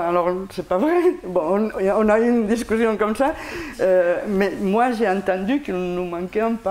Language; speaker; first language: French; non-native, fluent; Spanish